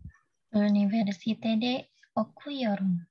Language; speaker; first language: Turkish; non-native, learner; Indonesian